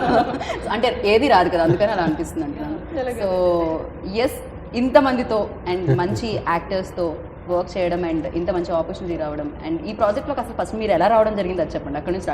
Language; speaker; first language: Telugu; native; Telugu